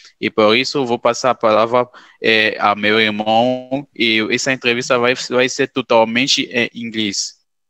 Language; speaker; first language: Portuguese; non-native, fluent; French